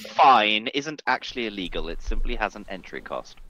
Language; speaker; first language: English; native; English